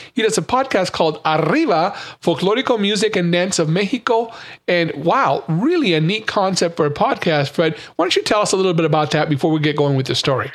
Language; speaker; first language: English; native; English